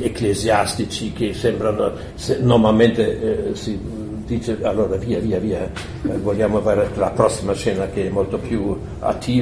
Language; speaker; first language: Italian; non-native, fluent; German